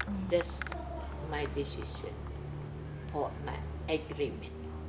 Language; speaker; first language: English; non-native, learner; Indonesian